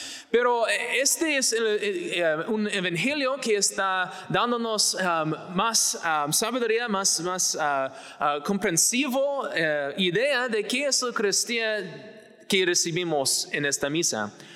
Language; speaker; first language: Spanish; non-native, fluent; English